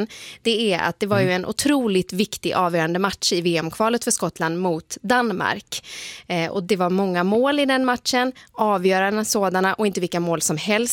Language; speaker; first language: Swedish; native; Swedish